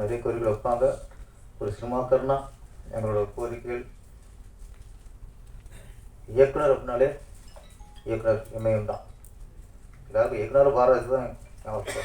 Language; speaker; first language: Tamil; native; Tamil